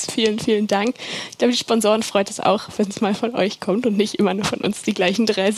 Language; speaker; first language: German; native; German